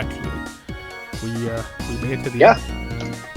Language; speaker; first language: English; native; English